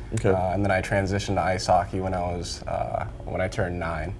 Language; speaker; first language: English; native; English